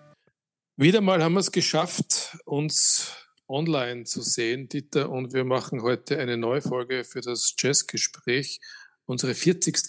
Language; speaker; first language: German; native; German